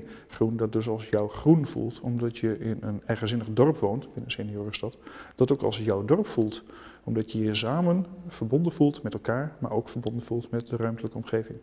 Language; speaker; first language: Dutch; native; Dutch